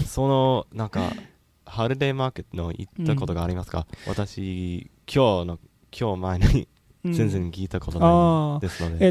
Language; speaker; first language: Japanese; non-native, learner; English